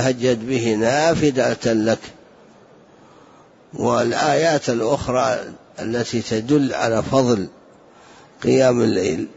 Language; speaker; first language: Arabic; native; Arabic